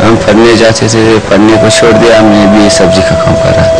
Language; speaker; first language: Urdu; non-native, local second language; Persian